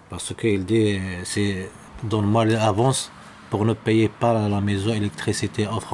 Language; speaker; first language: French; non-native, learner; Arabic